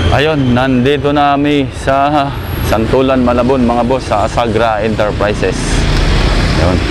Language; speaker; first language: Filipino; non-native, local second language; Cebuano